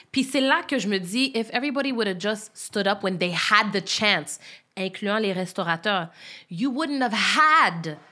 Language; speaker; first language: English; native; English